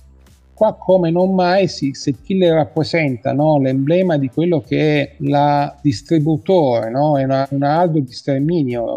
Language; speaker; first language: Italian; native; Italian